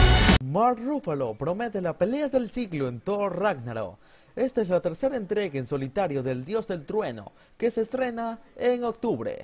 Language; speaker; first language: Spanish; native; Spanish